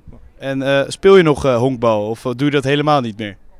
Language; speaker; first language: Dutch; native; Dutch